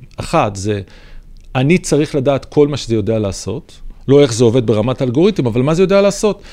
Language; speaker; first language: Hebrew; native; Hebrew